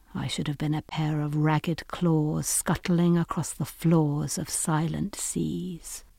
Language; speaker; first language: English; native; English